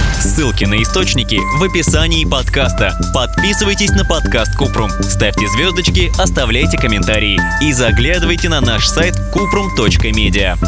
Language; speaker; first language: Russian; native; Russian